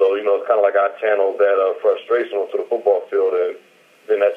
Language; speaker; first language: English; native; English